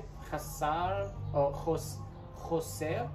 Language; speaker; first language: Hebrew; non-native, learner; English